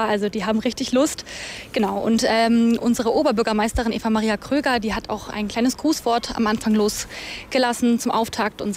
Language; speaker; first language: German; native; German